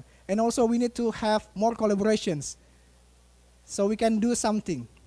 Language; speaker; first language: English; non-native, fluent; Indonesian